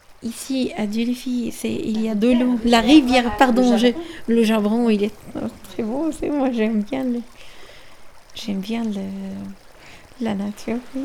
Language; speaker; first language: French; non-native, learner; Arabic